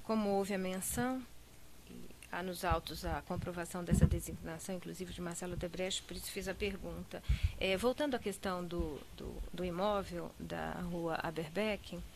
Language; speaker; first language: Portuguese; native; Portuguese